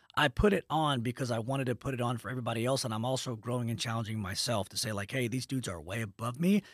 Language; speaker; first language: English; native; English